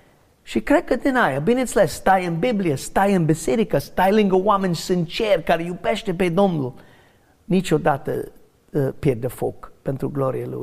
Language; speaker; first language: Romanian; non-native, fluent; English